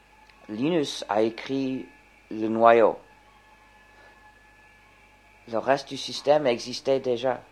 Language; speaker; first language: French; non-native, fluent; English